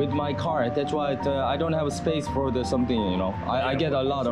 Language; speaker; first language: English; non-native, learner; Korean